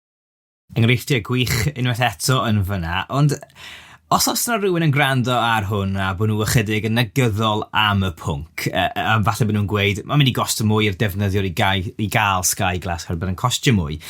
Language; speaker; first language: Welsh; native; Welsh